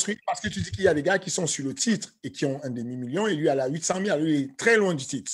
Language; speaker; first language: French; native; French